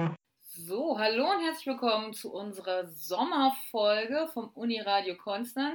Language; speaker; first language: German; native; German